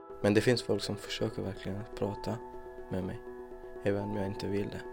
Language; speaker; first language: Swedish; non-native, fluent; Persian